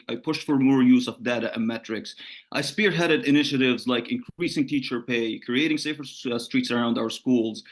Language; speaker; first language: English; non-native, fluent; Arabic